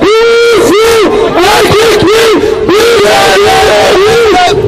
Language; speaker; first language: Turkish; native; Turkish